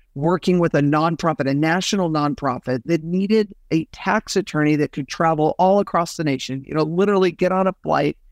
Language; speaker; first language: English; native; English